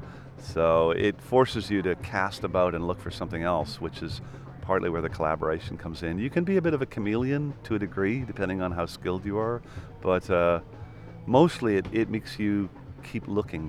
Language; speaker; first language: English; native; English